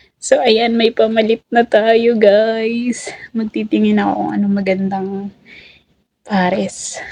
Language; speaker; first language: Filipino; native; Filipino